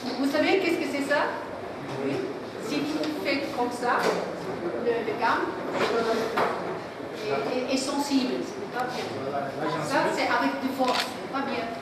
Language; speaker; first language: French; non-native, learner; German